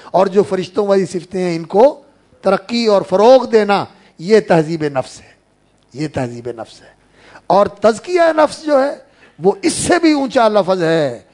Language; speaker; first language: Urdu; non-native, local second language; Punjabi